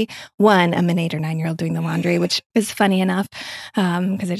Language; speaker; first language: English; native; English